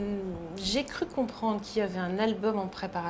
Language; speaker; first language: French; native; French